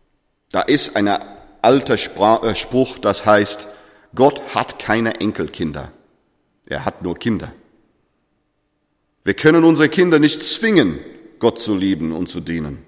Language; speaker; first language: German; non-native, fluent; English